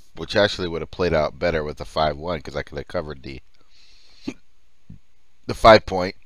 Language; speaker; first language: English; early bilingual, other home language; Finnish